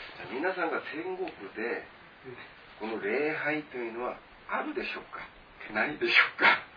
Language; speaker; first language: Japanese; non-native, fluent; Korean